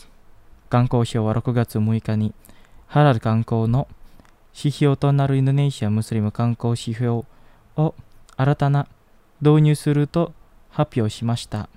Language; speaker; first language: Japanese; non-native, fluent; Indonesian